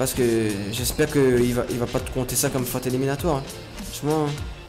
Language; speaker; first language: French; native; French